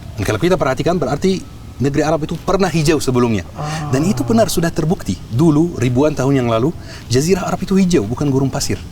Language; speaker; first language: Indonesian; non-native, fluent; Arabic